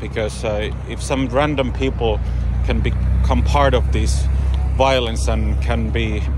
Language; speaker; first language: English; non-native, fluent; Finnish